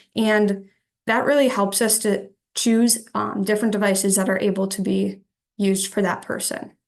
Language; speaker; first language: English; native; English